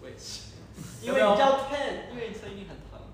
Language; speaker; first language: Chinese; native; Chinese